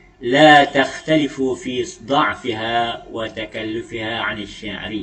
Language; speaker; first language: Arabic; non-native, fluent; Malay